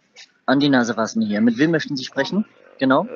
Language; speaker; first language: German; native; German